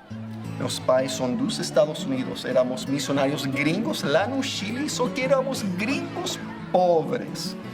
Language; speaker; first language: Portuguese; non-native, fluent; English